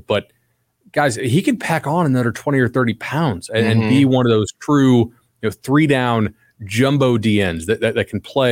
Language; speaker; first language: English; native; English